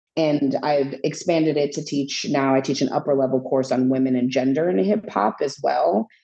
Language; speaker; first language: English; native; English